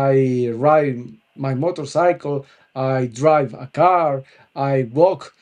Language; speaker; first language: English; non-native, local second language; Spanish